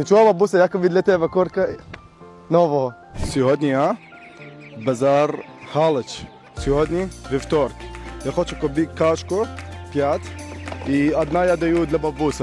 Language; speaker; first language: Ukrainian; non-native, learner; Arabic